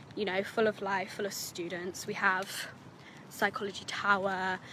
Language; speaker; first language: English; native; English